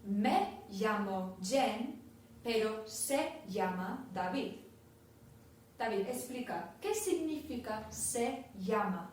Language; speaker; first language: Spanish; non-native, fluent; English